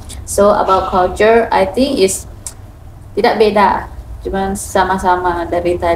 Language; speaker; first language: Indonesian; non-native, learner; Thai